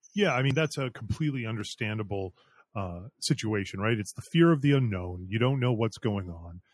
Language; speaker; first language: English; native; English